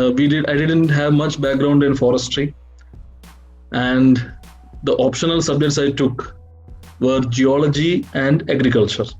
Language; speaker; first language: English; non-native, local second language; Malayalam